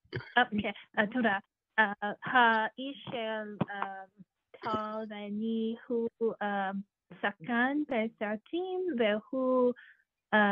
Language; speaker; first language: Hebrew; non-native, learner; English